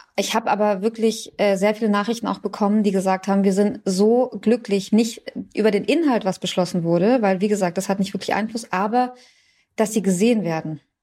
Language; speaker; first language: German; early bilingual, other home language; Persian